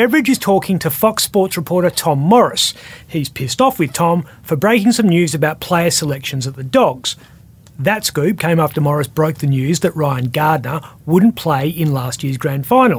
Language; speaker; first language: English; native; English